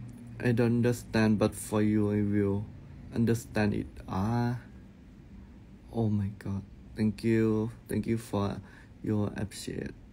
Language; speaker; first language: English; non-native, learner; Thai